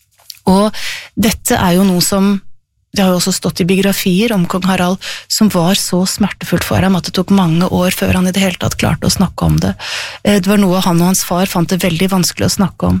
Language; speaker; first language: Norwegian; native; Norwegian